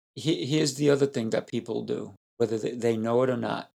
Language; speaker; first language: English; non-native, fluent; Spanish